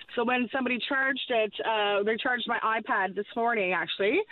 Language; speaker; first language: English; native; English